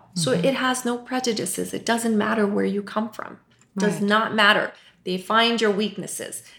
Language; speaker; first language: English; non-native, local second language; Urdu